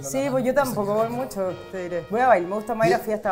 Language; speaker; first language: Spanish; native; Spanish